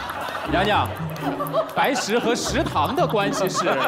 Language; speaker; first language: Chinese; native; Chinese